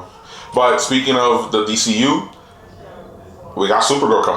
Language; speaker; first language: English; native; English